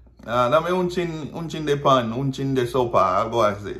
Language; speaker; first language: Spanish; non-native, learner; Haitian Creole